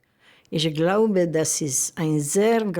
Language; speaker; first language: German; non-native, learner; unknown